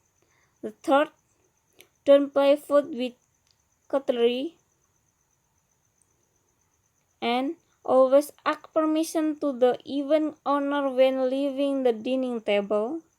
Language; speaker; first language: English; non-native, learner; Indonesian